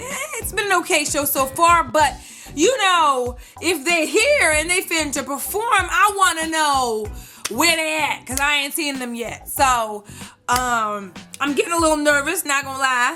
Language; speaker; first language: English; native; English